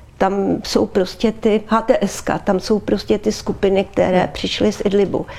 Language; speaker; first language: Czech; native; Czech